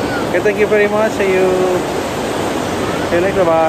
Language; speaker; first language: English; non-native, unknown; Indonesian